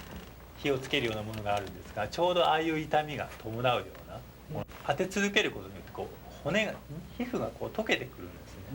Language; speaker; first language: Japanese; native; Japanese